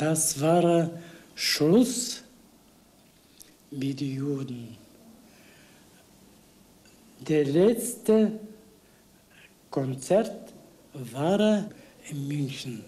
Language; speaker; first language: German; non-native, learner; Bulgarian